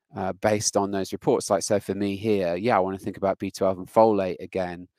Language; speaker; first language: English; native; English